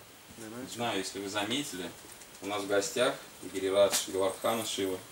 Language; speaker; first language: Russian; native; Russian